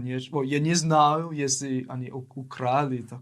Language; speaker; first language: Russian; non-native, learner; English